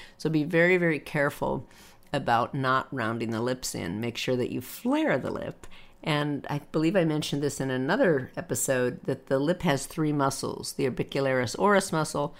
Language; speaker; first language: English; native; English